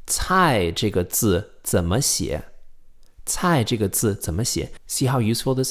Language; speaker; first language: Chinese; non-native, fluent; English